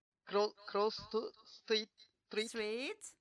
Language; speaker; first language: English; non-native, learner; Turkish